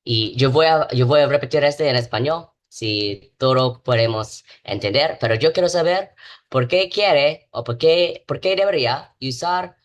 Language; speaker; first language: Spanish; non-native, learner; English